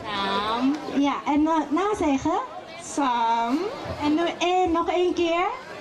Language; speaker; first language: Dutch; non-native, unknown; Thai